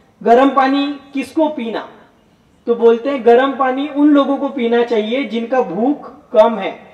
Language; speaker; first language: Hindi; non-native, local second language; Gujarati